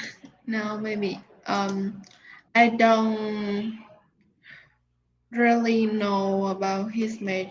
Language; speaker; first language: English; non-native, learner; Vietnamese